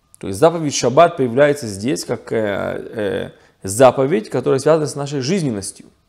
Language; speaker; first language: Russian; early bilingual, heritage; Russian